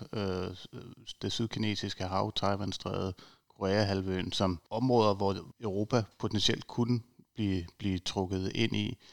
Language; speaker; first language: Danish; native; Danish